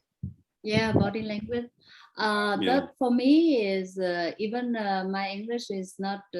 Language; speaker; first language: English; non-native, fluent; Vietnamese